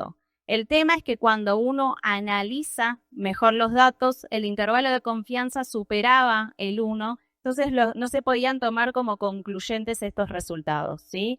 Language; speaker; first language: Spanish; native; Spanish